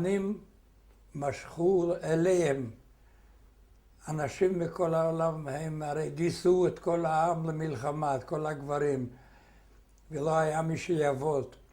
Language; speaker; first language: Hebrew; non-native, fluent; Yiddish